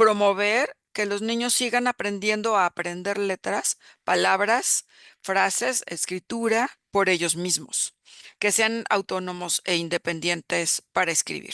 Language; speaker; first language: Spanish; native; Spanish